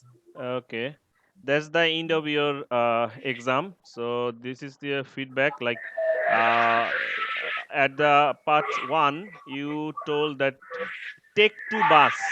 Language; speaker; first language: English; non-native, learner; Bangla